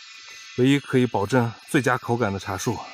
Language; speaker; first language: Chinese; native; Chinese